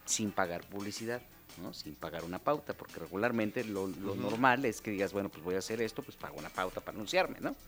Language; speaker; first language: Spanish; native; Spanish